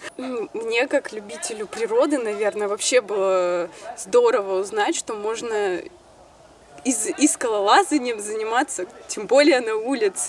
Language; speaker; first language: Russian; native; Russian